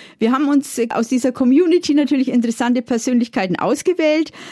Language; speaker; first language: German; native; German